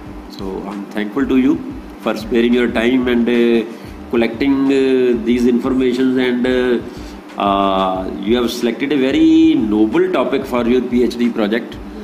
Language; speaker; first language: English; non-native, local second language; Punjabi